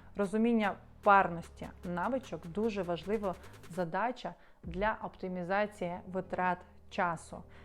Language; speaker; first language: Ukrainian; non-native, local second language; Russian